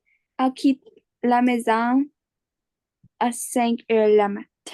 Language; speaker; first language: French; non-native, fluent; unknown